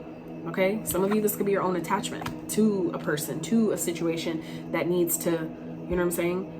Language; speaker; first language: English; native; English